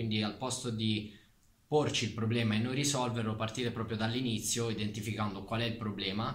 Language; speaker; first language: Italian; native; Italian